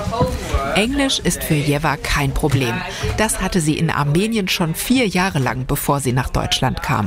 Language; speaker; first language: German; native; German